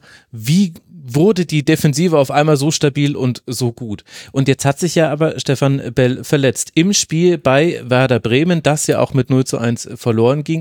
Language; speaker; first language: German; native; German